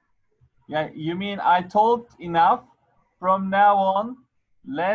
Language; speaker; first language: English; non-native, fluent; Arabic